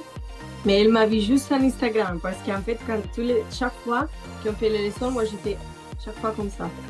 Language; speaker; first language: French; non-native, learner; Italian